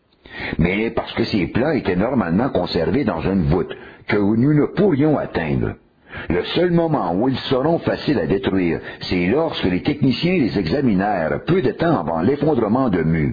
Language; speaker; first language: French; native; French